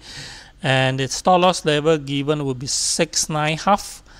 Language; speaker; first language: English; non-native, local second language; Chinese